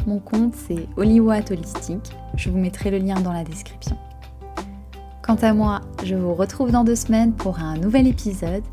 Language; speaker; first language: French; native; French